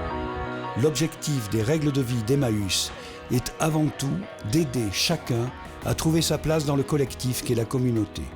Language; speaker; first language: French; native; French